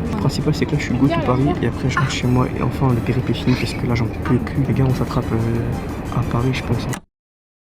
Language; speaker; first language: French; native; French